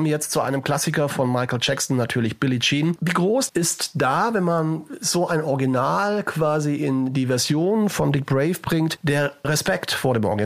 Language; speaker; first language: German; native; German